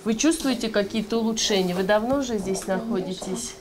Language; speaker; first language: Russian; native; Russian